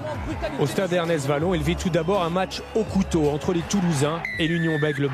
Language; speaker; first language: French; native; French